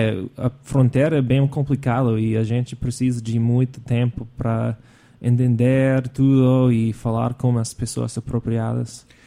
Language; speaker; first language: Portuguese; non-native, fluent; English